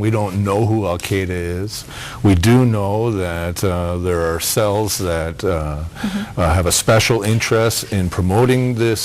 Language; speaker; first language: English; native; English